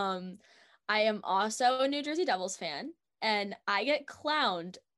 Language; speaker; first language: English; native; English